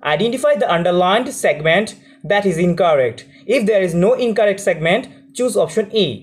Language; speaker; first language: English; non-native, local second language; Bangla